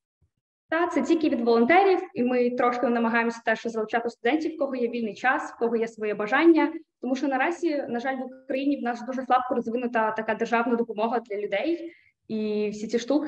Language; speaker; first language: Ukrainian; native; Ukrainian